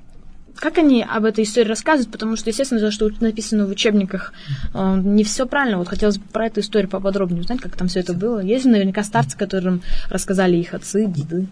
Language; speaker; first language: Russian; native; Russian